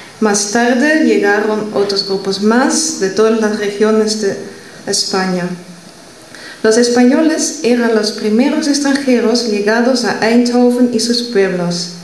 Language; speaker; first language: Spanish; non-native, fluent; Dutch